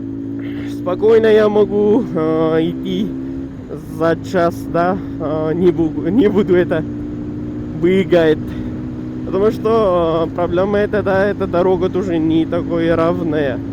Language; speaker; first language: Russian; non-native, learner; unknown